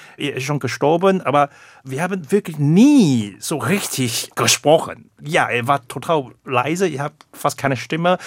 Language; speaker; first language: German; non-native, fluent; Chinese